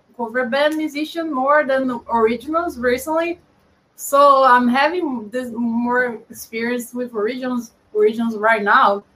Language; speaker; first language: English; non-native, fluent; Portuguese